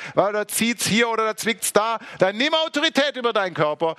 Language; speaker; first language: German; native; German